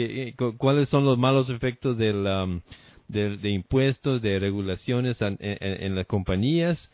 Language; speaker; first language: Spanish; non-native, fluent; English